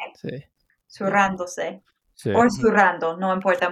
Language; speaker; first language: Spanish; non-native, fluent; English